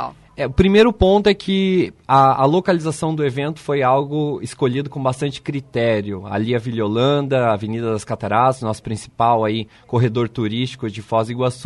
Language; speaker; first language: Portuguese; native; Portuguese